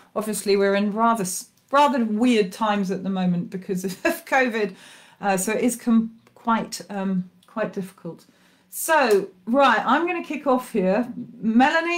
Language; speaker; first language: English; native; English